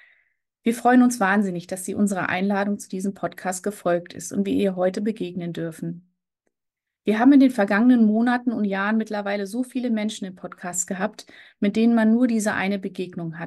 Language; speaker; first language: German; native; German